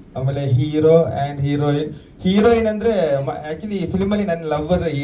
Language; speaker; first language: Kannada; non-native, learner; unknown